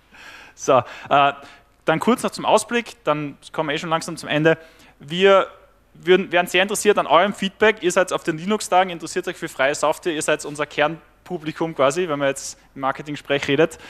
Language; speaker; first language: German; native; German